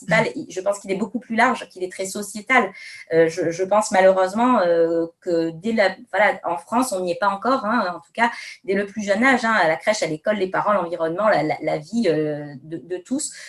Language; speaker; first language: French; native; French